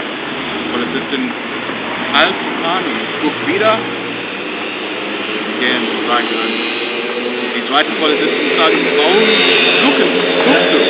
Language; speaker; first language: German; non-native, learner; English